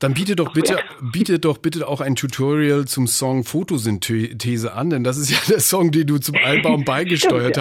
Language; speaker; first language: German; native; German